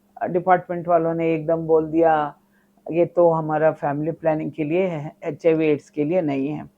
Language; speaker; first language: Hindi; non-native, local second language; Kannada